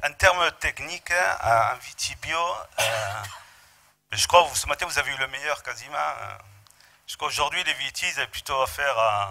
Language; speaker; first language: French; native; French